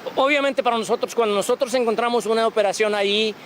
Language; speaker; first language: Spanish; early bilingual, other home language; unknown